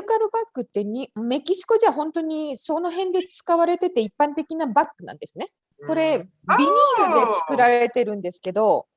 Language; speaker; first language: Japanese; native; Japanese